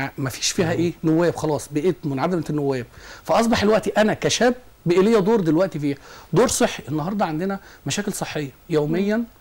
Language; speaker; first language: Arabic; native; Arabic